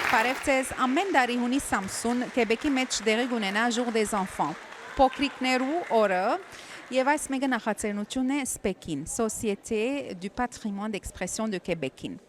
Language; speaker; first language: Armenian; early bilingual, heritage; Armenian